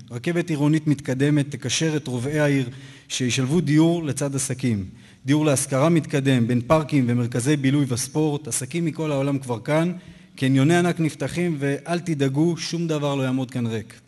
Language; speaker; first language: Hebrew; native; Hebrew